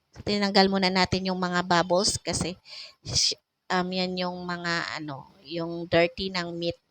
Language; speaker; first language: Filipino; non-native, local second language; Cebuano